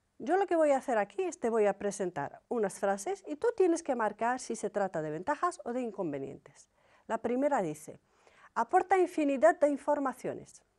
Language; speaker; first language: Spanish; non-native, fluent; Arabic